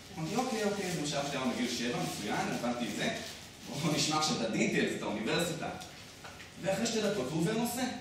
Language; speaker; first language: Hebrew; native; Hebrew